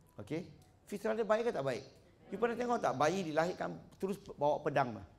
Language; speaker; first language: Malay; non-native, local second language; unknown